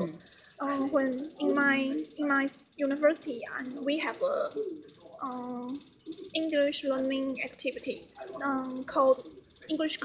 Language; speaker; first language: English; non-native, learner; Chinese